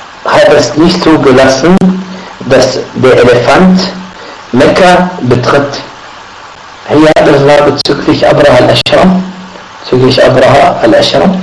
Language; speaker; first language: German; non-native, fluent; Arabic